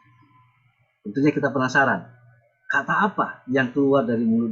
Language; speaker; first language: Indonesian; native; Indonesian